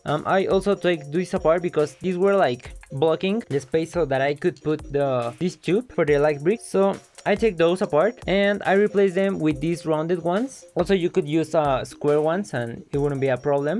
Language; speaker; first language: English; non-native, local second language; Spanish